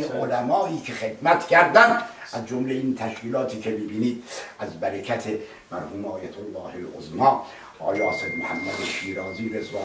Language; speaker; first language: Persian; native; Persian